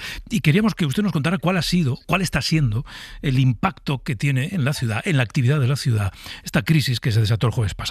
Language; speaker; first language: Spanish; native; Spanish